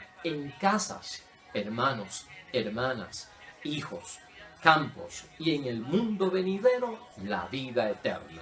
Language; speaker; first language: Spanish; native; Spanish